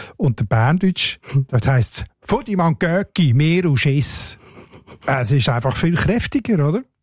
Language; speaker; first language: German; native; German